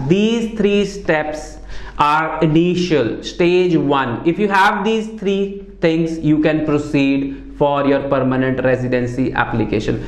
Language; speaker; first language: English; non-native, local second language; Punjabi